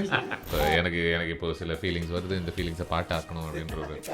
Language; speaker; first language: Tamil; native; Tamil